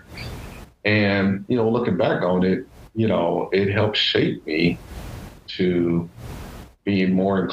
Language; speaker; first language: English; native; English